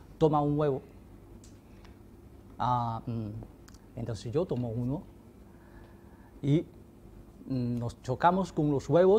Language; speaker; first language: Spanish; non-native, fluent; Chinese